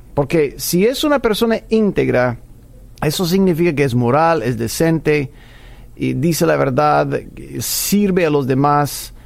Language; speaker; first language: Spanish; non-native, fluent; English